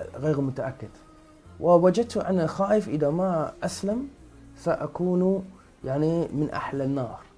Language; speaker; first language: Arabic; non-native, fluent; Dutch